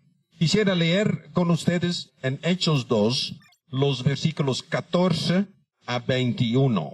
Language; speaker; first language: Spanish; non-native, fluent; Dutch